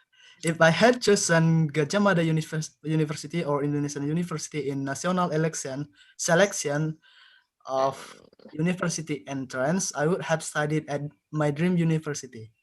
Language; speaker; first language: English; non-native, learner; Indonesian